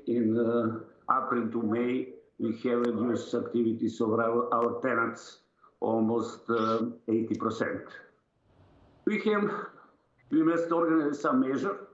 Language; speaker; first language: English; non-native, learner; Serbian